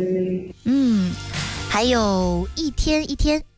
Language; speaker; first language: Chinese; native; Chinese